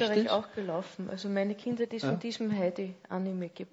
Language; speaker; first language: German; native; German